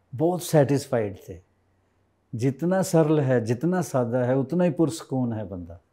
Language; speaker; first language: Hindi; native; Hindi